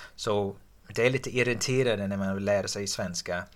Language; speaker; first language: Swedish; non-native, fluent; English